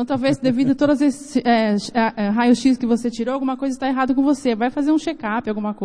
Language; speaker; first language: Portuguese; native; Portuguese